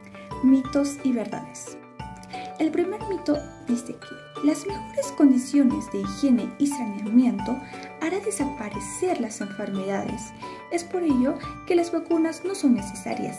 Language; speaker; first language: Spanish; native; Spanish